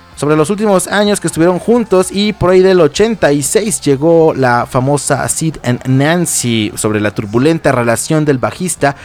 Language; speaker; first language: Spanish; native; Spanish